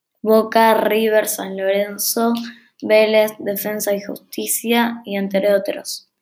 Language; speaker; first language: Spanish; native; Spanish